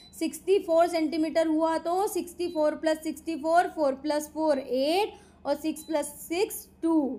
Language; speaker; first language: Hindi; non-native, local second language; Marathi